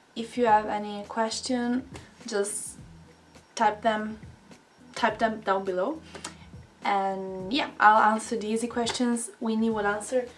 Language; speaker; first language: English; non-native, fluent; Italian